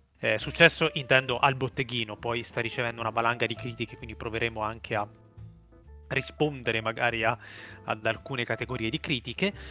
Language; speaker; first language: Italian; native; Italian